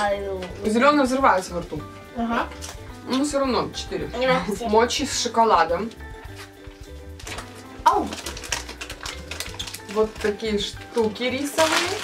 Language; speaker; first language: Russian; native; Russian